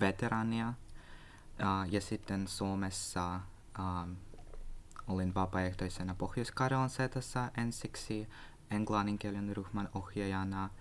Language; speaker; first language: Finnish; non-native, learner; Russian